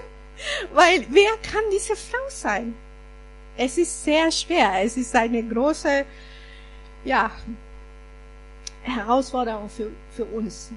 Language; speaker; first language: German; non-native, fluent; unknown